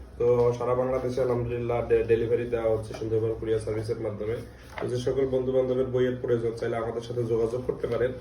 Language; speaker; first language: Bangla; native; Bangla